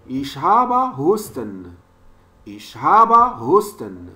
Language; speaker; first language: German; non-native, learner; French